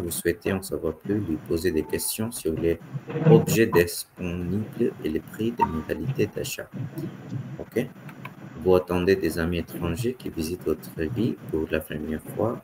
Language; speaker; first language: French; non-native, fluent; Hindi